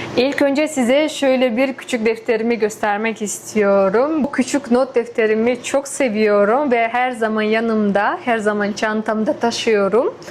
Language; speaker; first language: Turkish; non-native, fluent; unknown